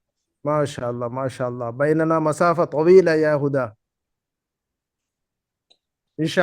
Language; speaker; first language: Arabic; non-native, fluent; Urdu